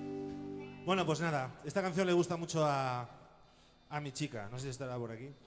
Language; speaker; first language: Spanish; native; Spanish